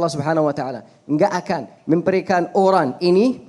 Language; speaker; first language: Indonesian; non-native, fluent; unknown